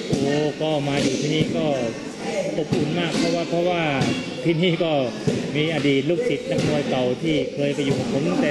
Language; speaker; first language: Thai; native; Thai